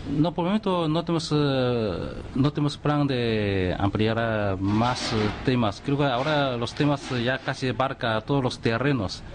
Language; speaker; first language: Spanish; non-native, fluent; Chinese